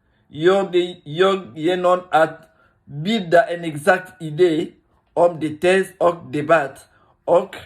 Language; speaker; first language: Swedish; non-native, learner; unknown